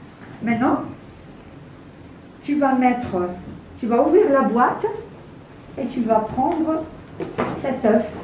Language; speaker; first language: French; non-native, local second language; Arabic